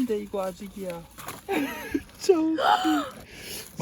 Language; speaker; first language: Korean; non-native, learner; Japanese